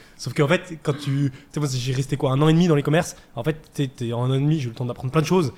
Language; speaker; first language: French; native; French